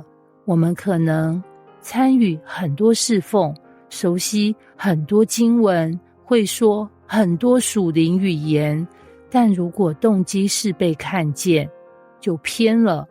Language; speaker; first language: Chinese; native; Chinese